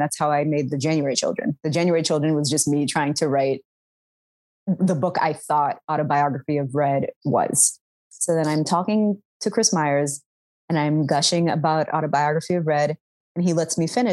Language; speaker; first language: English; early bilingual, other home language; Arabic